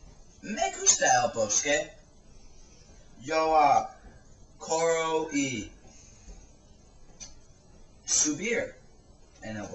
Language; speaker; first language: Spanish; non-native, learner; English